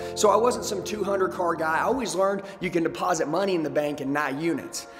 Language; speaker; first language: English; native; English